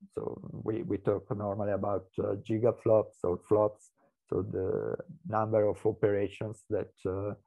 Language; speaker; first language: English; non-native, fluent; Italian